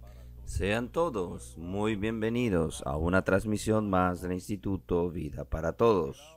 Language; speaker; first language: Spanish; non-native, fluent; Portuguese